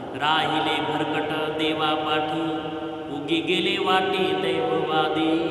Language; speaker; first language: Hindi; non-native, local second language; Marathi